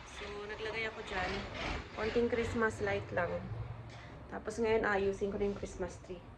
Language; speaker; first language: Filipino; native; Filipino